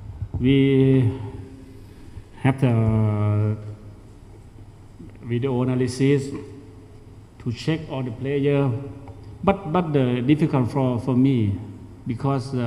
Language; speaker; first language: English; non-native, learner; Thai